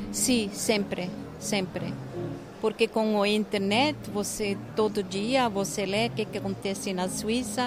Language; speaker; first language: Portuguese; non-native, fluent; German